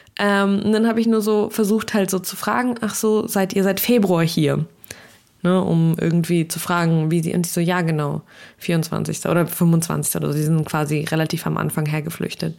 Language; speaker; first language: German; early bilingual, other home language; Russian